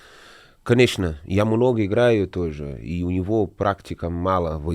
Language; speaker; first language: Russian; non-native, learner; Portuguese